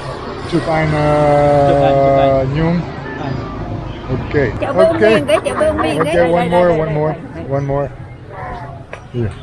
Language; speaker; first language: English; non-native, fluent; Hebrew